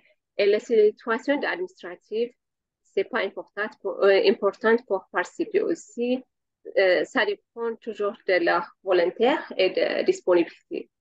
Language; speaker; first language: French; non-native, learner; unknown